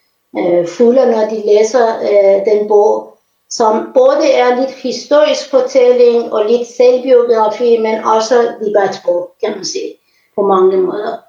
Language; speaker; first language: Danish; non-native, fluent; Persian